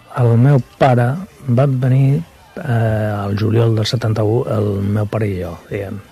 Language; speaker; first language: Catalan; non-native, local second language; Spanish